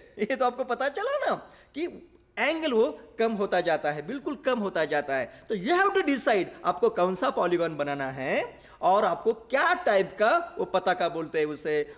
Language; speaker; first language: Hindi; non-native, local second language; Marathi